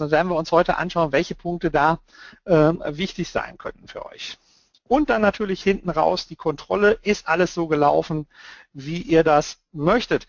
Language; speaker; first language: German; native; German